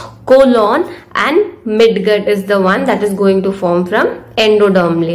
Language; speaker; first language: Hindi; native; Hindi